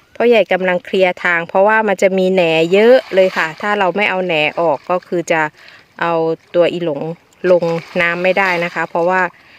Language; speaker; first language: Thai; non-native, local second language; Northeastern Thai